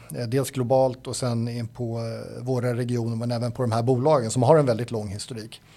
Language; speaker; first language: Swedish; native; Swedish